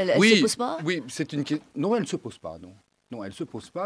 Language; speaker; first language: French; native; French